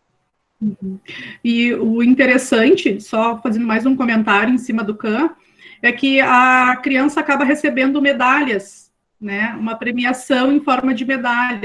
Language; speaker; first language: Portuguese; native; Portuguese